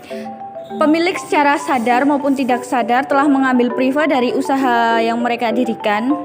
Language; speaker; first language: Indonesian; native; Indonesian